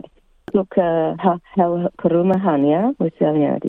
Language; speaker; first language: Indonesian; early bilingual, heritage; English